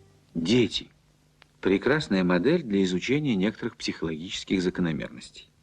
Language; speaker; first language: Russian; native; Russian